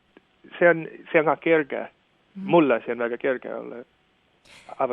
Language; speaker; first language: Estonian; non-native, fluent; English